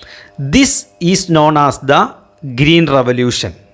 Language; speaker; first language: English; non-native, local second language; Malayalam